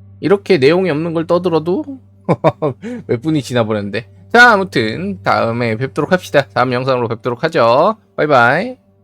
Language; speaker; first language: Korean; native; Korean